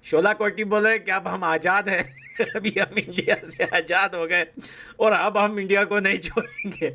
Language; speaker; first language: Hindi; native; Hindi